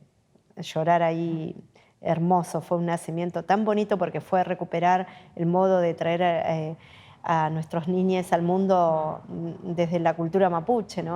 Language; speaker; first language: Spanish; native; Spanish